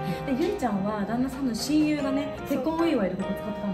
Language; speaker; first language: Japanese; native; Japanese